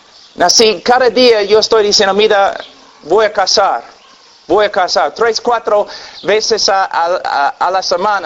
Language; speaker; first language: Spanish; non-native, fluent; English